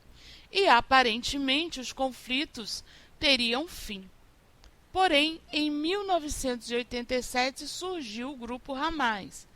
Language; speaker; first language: Portuguese; native; Portuguese